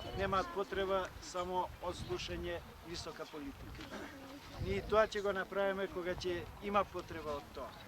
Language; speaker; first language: Macedonian; non-native, local second language; Albanian